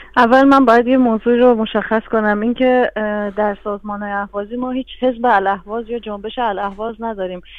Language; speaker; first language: Persian; non-native, local second language; Arabic